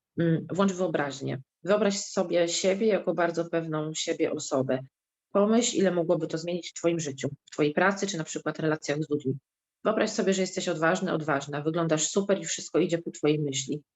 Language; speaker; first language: Polish; native; Polish